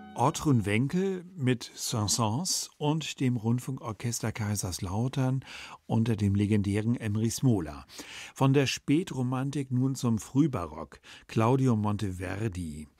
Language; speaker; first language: German; native; German